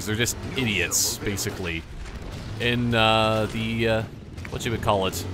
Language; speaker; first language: English; native; English